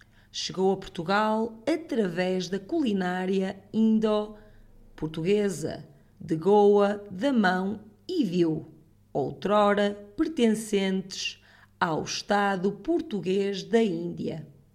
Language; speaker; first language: Portuguese; native; Portuguese